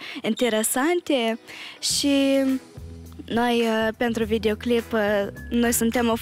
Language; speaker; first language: Romanian; early bilingual, heritage; Romanian